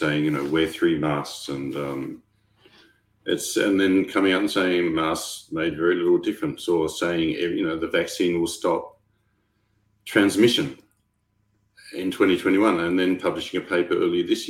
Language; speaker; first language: English; native; English